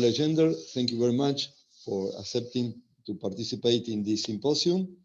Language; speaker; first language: English; non-native, learner; Spanish